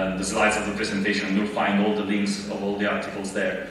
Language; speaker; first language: English; non-native, fluent; Italian